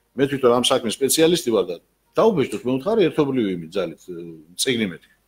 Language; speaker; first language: Georgian; non-native, local second language; Mingrelian